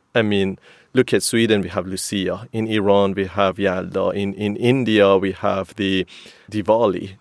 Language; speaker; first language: English; non-native, fluent; Persian